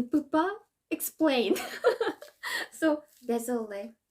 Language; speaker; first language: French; non-native, learner; Korean